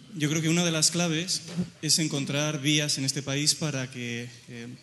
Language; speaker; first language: Spanish; native; Spanish